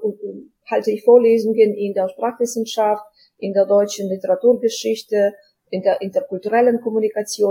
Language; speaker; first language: German; non-native, fluent; Ukrainian